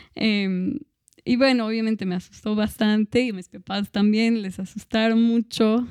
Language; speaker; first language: Spanish; non-native, fluent; English